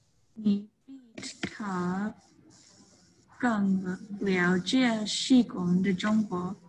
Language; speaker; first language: Chinese; non-native, learner; English